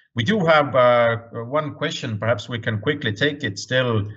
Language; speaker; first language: English; non-native, fluent; Estonian